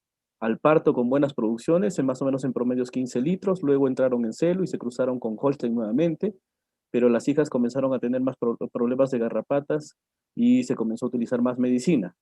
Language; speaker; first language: Spanish; native; Spanish